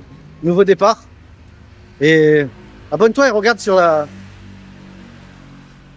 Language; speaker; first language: French; native; French